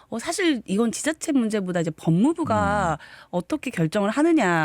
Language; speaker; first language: Korean; native; Korean